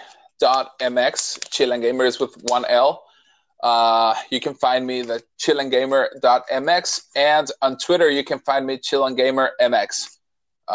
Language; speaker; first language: English; non-native, fluent; Spanish